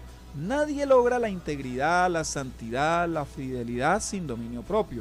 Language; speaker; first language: Spanish; native; Spanish